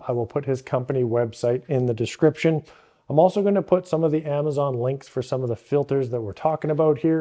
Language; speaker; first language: English; native; English